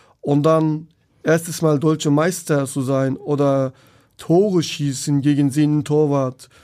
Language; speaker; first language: German; non-native, fluent; Turkish